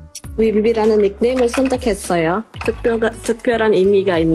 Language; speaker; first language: Korean; non-native, local second language; Indonesian